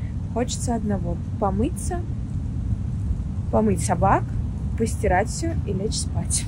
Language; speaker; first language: Russian; native; Russian